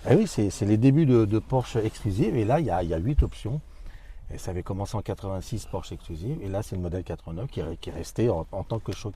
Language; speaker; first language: French; native; French